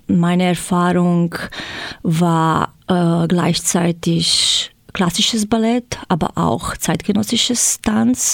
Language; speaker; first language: German; non-native, fluent; Croatian